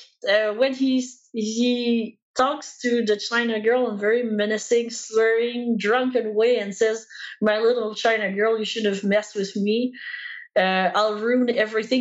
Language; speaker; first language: English; non-native, fluent; French